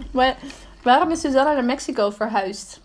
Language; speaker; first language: Dutch; native; Dutch